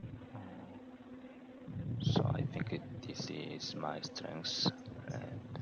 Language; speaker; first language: English; non-native, learner; Korean